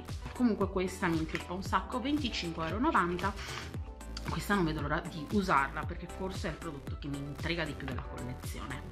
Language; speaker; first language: Italian; native; Italian